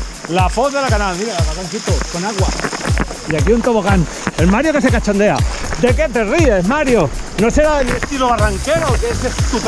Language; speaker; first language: Spanish; non-native, local second language; Catalan